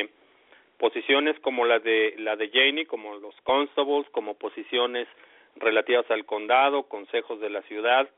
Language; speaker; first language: Spanish; native; Spanish